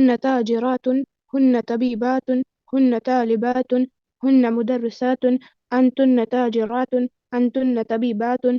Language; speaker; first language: Arabic; non-native, learner; Urdu